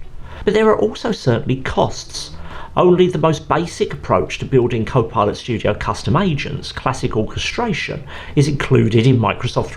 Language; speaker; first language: English; native; English